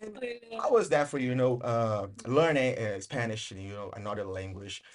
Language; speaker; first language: English; non-native, learner; Portuguese